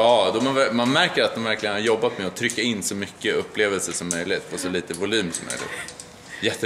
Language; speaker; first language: Swedish; native; Swedish